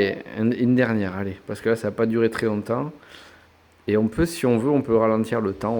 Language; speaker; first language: French; native; French